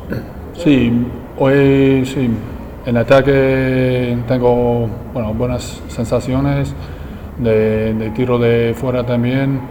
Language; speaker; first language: Spanish; non-native, learner; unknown